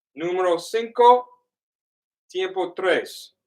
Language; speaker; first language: Spanish; non-native, learner; English